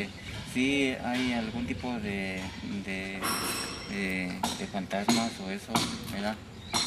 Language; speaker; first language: Spanish; native; Spanish